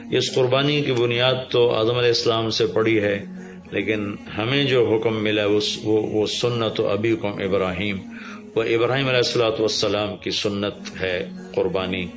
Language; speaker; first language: Urdu; non-native, local second language; Punjabi